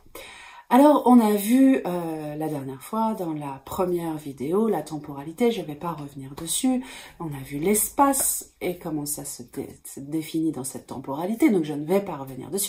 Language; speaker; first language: French; native; French